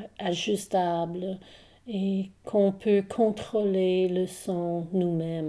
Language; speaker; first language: French; non-native, local second language; English